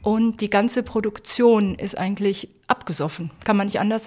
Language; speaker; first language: German; native; German